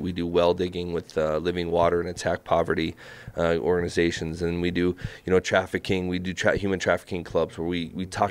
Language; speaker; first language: English; native; English